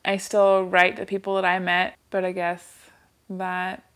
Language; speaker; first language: English; native; English